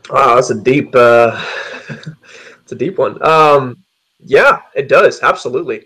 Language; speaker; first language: English; native; English